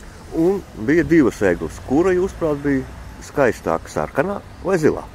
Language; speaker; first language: Latvian; native; Latvian